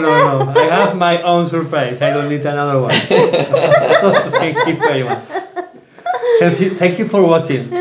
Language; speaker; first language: English; non-native, learner; Spanish